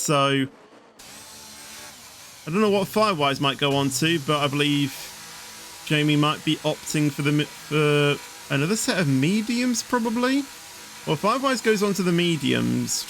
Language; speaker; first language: English; native; English